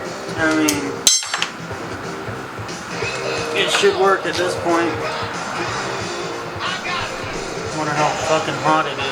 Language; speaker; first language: English; native; English